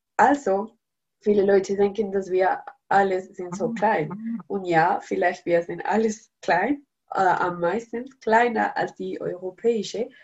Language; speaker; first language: German; non-native, learner; Spanish